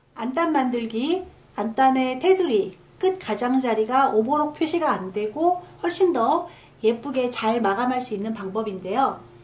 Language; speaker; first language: Korean; native; Korean